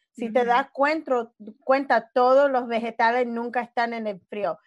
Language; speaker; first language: Spanish; early bilingual, other home language; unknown